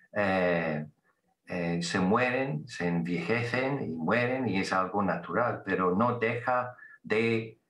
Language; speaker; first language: Spanish; non-native, fluent; English